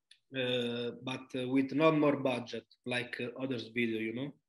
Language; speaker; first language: English; non-native, learner; Italian